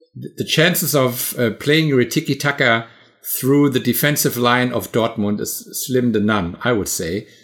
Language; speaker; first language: English; non-native, fluent; German